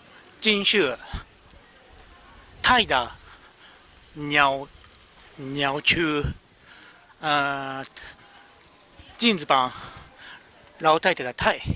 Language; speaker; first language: Chinese; non-native, learner; Japanese